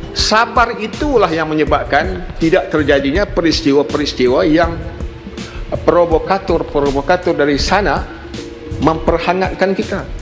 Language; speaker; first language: Malay; native; Malay